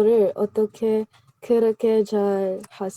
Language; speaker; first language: Korean; non-native, learner; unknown